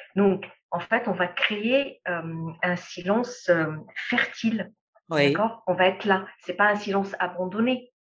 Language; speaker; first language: French; non-native, local second language; Arabic